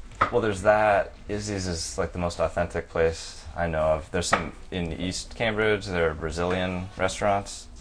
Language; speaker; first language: English; native; English